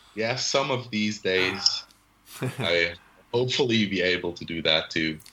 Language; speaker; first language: English; non-native, fluent; Swiss German